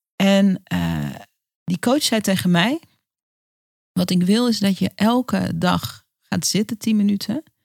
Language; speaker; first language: Dutch; native; Dutch